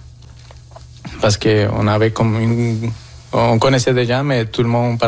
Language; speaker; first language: French; non-native, fluent; Spanish